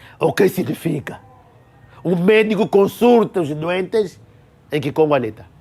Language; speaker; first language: Portuguese; non-native, local second language; Kongo